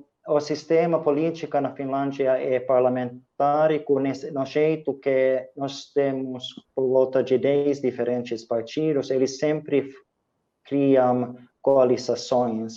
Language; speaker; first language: Portuguese; non-native, fluent; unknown